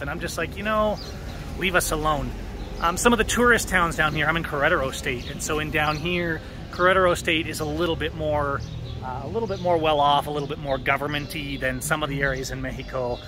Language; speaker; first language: English; native; English